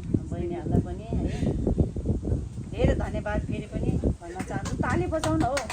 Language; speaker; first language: Nepali; non-native, local second language; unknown